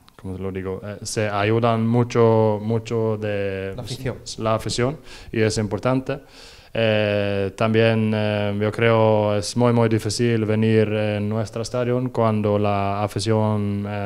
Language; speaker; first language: Spanish; non-native, learner; Norwegian